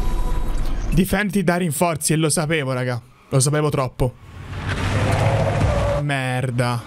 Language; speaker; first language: Italian; native; Italian